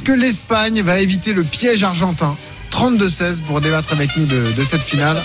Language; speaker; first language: French; native; French